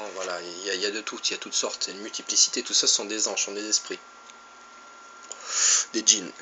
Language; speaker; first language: French; native; French